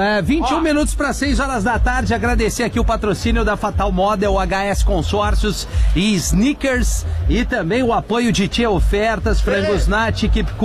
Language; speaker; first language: Portuguese; native; Portuguese